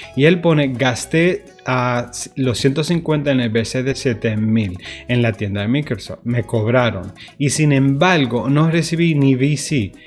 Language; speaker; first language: Spanish; early bilingual, heritage; Spanish